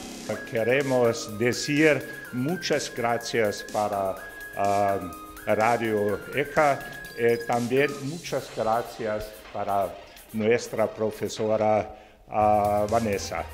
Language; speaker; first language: Spanish; non-native, learner; German